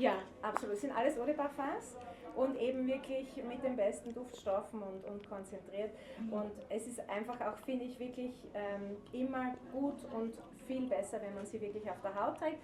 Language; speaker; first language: German; native; German